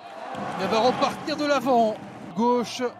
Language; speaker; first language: French; native; French